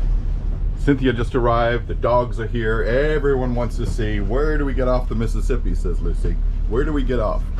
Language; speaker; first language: English; native; English